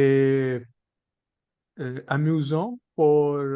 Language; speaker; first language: French; non-native, learner; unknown